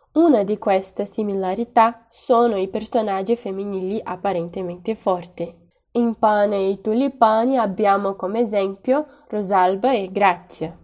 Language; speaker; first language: Italian; non-native, fluent; Portuguese